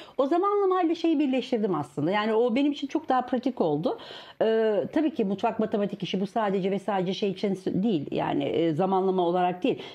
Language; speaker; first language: Turkish; early bilingual, heritage; Turkish